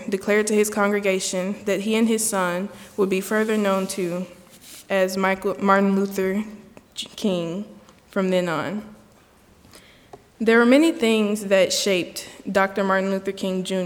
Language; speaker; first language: English; native; English